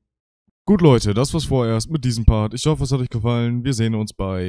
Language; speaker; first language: German; native; German